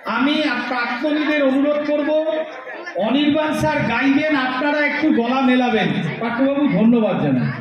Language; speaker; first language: Bangla; native; Bangla